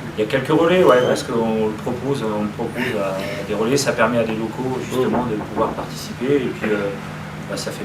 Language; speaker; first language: French; native; French